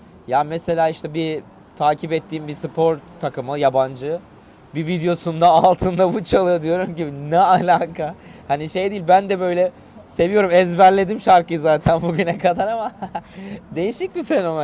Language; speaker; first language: Turkish; native; Turkish